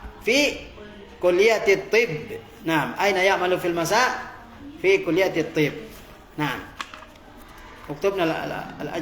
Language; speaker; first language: Arabic; non-native, fluent; Indonesian